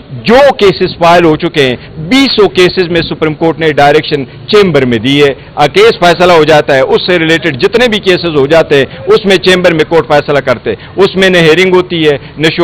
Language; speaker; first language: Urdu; non-native, local second language; Pashto